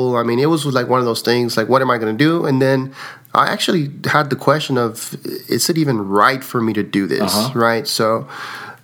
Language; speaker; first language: English; early bilingual, other home language; Spanish